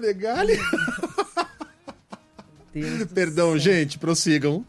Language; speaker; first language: Portuguese; native; Portuguese